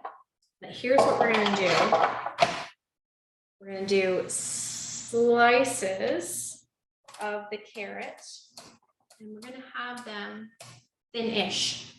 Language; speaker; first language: English; native; English